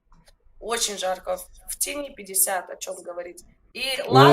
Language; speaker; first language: Russian; non-native, fluent; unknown